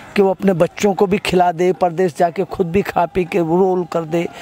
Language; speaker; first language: Hindi; non-native, local second language; Gujarati